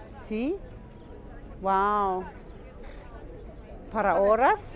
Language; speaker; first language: Spanish; non-native, learner; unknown